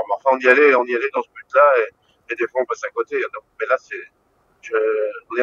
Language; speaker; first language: French; native; French